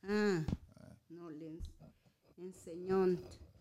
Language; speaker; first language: French; non-native, learner; Spanish